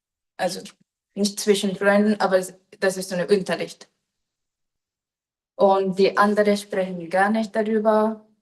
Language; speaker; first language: German; non-native, fluent; Japanese